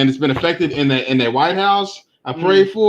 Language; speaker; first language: English; native; English